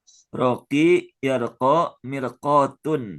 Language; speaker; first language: Arabic; non-native, learner; Indonesian